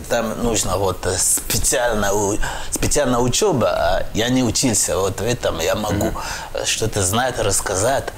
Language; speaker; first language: Russian; non-native, fluent; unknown